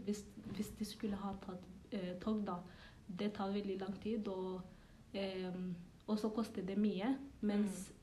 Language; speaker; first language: Norwegian; early bilingual, other home language; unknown